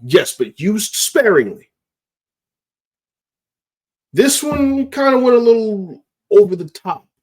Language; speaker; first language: English; native; English